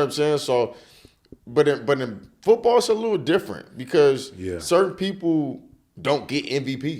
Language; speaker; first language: English; native; English